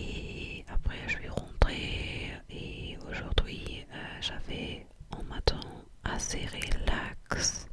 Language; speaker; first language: French; non-native, fluent; German